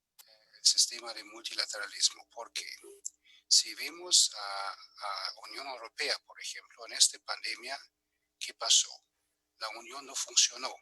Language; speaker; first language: Spanish; non-native, fluent; German